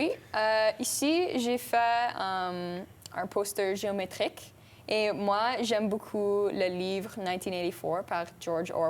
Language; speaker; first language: French; non-native, local second language; English